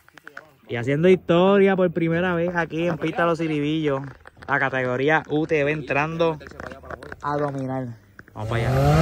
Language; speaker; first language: Spanish; native; Spanish